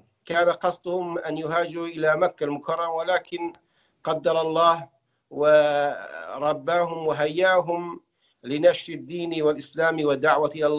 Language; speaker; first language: Arabic; non-native, fluent; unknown